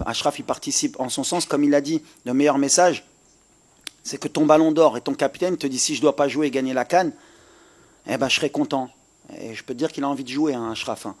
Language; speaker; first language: French; native; French